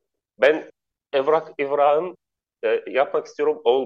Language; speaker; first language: Turkish; non-native, learner; Arabic